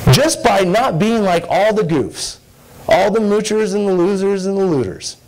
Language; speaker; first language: English; native; English